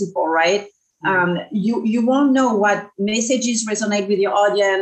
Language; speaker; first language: English; non-native, fluent; French